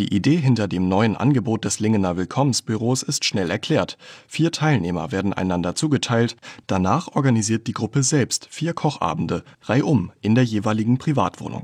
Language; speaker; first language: German; native; German